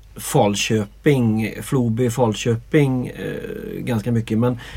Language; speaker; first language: Swedish; native; Swedish